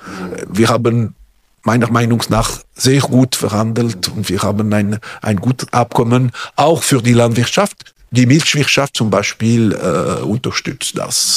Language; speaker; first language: German; non-native, local second language; French